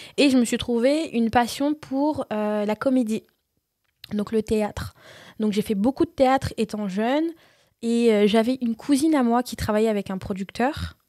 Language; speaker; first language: French; early bilingual, other home language; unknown